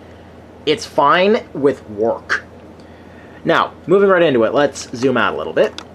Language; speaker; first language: English; native; English